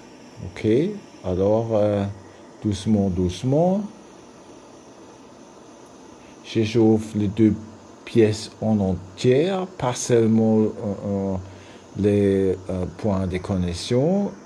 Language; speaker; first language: French; non-native, learner; German